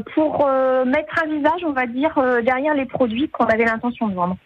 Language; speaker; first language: French; native; French